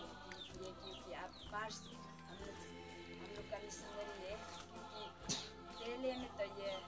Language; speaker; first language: Hindi; non-native, local second language; Adi